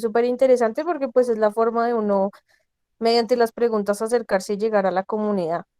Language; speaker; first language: Spanish; native; Spanish